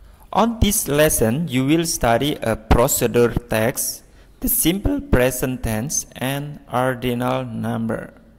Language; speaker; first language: English; non-native, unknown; Indonesian